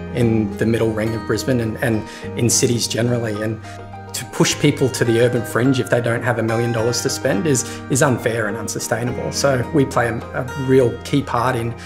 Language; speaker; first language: English; native; English